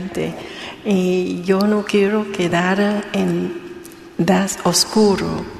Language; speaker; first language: Spanish; non-native, learner; Vietnamese